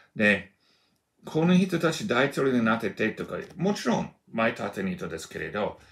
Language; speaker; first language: Japanese; non-native, fluent; Russian